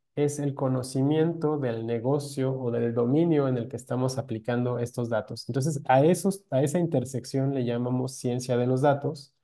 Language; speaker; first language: Spanish; native; Spanish